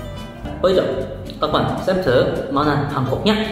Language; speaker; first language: Vietnamese; non-native, learner; Korean